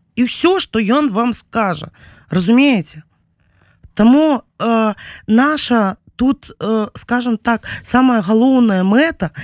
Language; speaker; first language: Belarusian; non-native, local second language; Russian